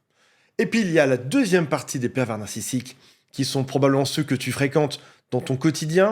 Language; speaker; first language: French; native; French